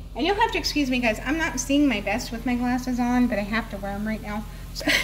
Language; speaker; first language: English; native; English